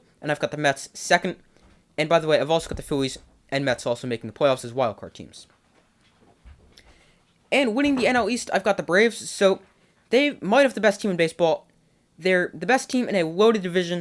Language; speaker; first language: English; native; English